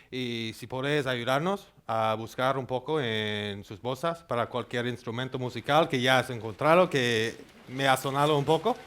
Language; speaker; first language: Spanish; non-native, fluent; English